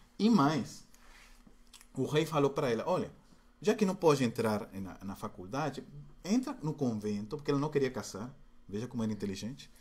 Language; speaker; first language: Portuguese; non-native, fluent; Spanish